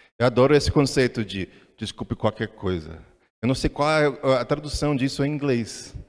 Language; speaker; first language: Portuguese; non-native, fluent; English